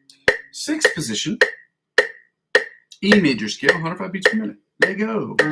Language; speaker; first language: English; native; English